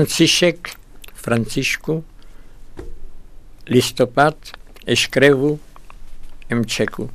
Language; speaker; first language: Portuguese; non-native, fluent; Czech